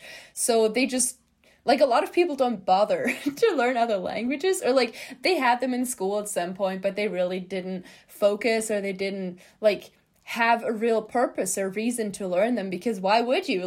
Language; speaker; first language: English; non-native, fluent; German